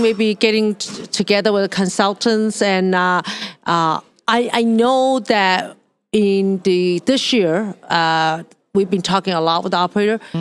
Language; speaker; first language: English; non-native, local second language; Cantonese